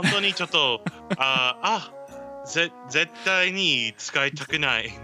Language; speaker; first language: Japanese; non-native, learner; English